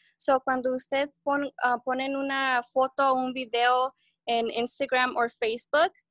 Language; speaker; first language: Spanish; early bilingual, heritage; Spanish